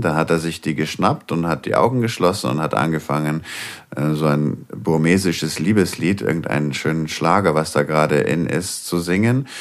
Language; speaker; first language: German; native; German